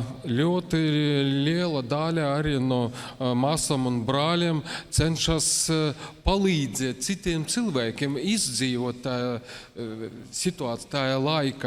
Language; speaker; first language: Latvian; non-native, local second language; Russian